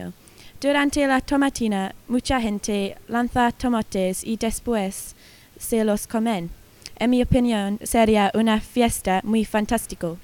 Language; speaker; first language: Spanish; non-native, learner; English